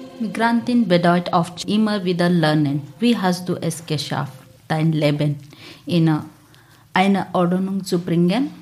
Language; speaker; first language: German; non-native, learner; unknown